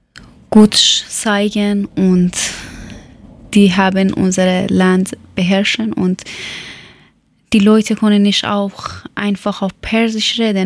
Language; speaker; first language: German; non-native, fluent; Persian